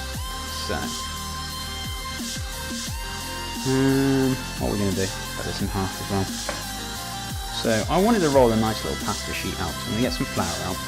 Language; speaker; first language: English; native; English